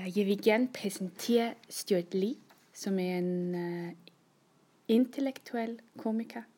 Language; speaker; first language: Danish; non-native, learner; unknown